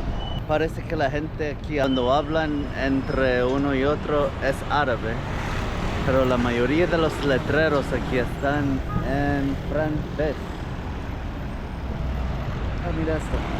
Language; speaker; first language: Spanish; non-native, fluent; English